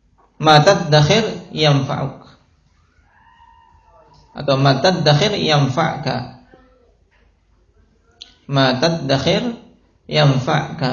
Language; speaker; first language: Arabic; non-native, fluent; Indonesian